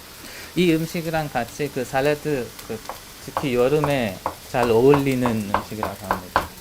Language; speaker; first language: Korean; non-native, learner; Hungarian